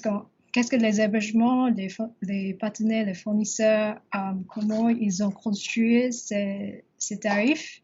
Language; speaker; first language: French; non-native, learner; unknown